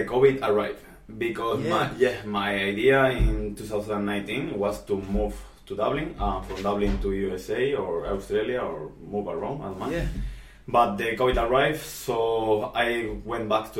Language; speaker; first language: English; non-native, fluent; Spanish